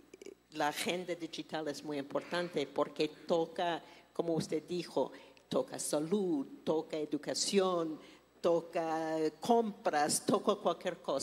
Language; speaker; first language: Spanish; non-native, fluent; English